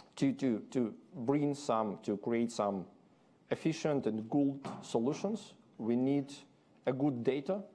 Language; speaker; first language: English; non-native, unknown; Ukrainian